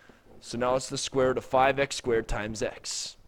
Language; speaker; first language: English; native; English